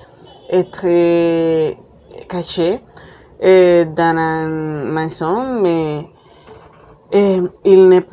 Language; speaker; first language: French; non-native, learner; Spanish